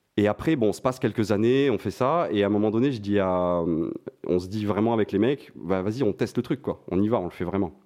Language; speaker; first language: French; non-native, local second language; Arabic